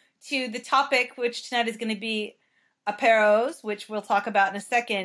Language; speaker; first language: English; native; English